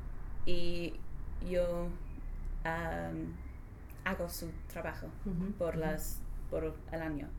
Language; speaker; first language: Spanish; non-native, learner; English